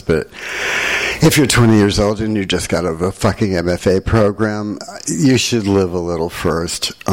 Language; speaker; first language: English; native; English